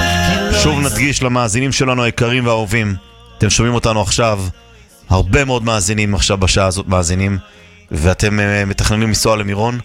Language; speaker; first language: Hebrew; native; Hebrew